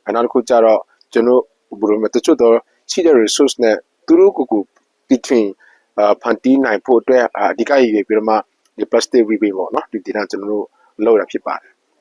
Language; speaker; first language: Burmese; non-native, local second language; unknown